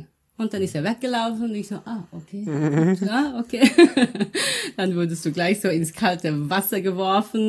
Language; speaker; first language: German; early bilingual, other home language; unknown